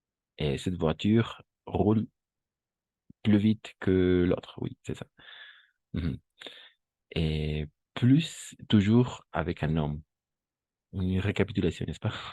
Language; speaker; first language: French; non-native, fluent; Spanish